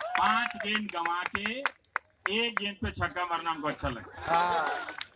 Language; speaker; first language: Hindi; non-native, local second language; Bhojpuri